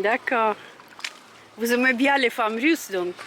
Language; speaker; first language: French; non-native, fluent; Russian